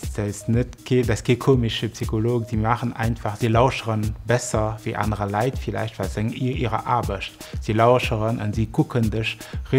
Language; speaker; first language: German; non-native, local second language; Luxembourgish